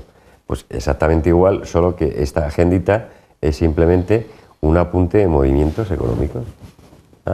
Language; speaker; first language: Spanish; native; Spanish